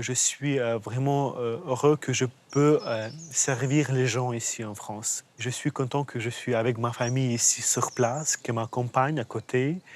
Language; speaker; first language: French; non-native, fluent; Ukrainian